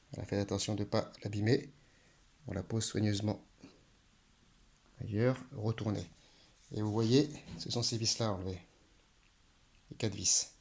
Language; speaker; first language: French; native; French